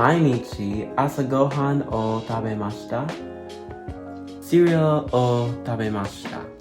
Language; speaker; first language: Japanese; non-native, learner; English